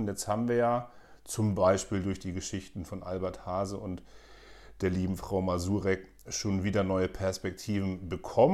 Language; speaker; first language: German; native; German